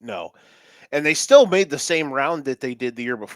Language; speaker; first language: English; native; English